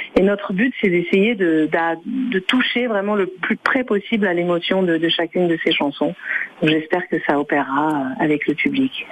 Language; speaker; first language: French; early bilingual, other home language; Arabic